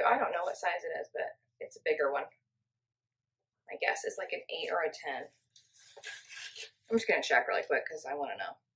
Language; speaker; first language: English; native; English